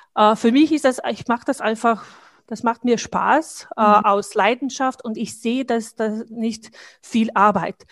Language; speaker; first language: German; non-native, fluent; Bosnian